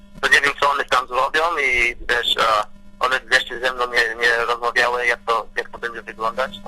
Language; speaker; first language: Polish; early bilingual, heritage; Polish